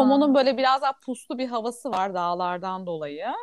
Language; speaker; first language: Turkish; native; Turkish